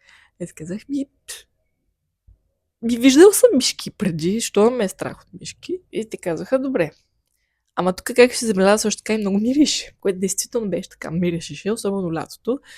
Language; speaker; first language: Bulgarian; native; Bulgarian